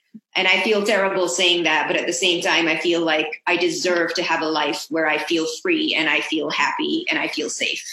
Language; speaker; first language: English; non-native, local second language; Urdu